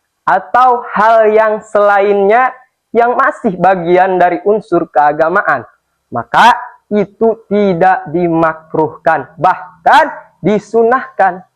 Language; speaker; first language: Indonesian; native; Indonesian